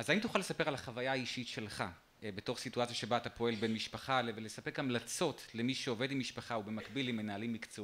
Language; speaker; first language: Hebrew; native; Hebrew